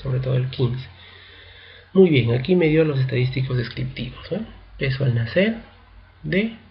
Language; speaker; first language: Spanish; native; Spanish